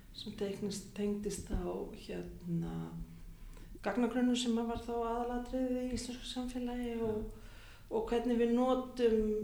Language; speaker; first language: Icelandic; native; Icelandic